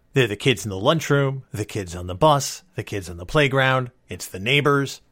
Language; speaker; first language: English; native; English